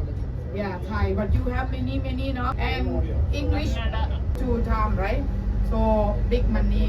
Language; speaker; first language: English; non-native, learner; Thai